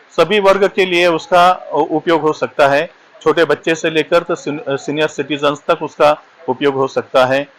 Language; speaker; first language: Hindi; non-native, local second language; Marathi